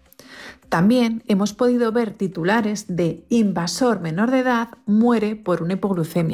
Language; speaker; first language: Spanish; native; Spanish